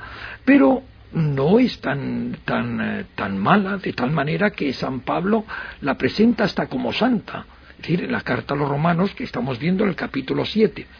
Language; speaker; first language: Spanish; native; Spanish